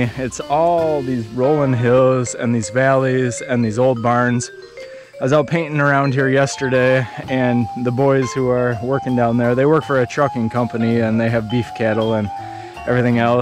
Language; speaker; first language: English; native; English